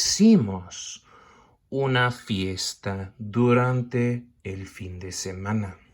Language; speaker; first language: Spanish; non-native, fluent; English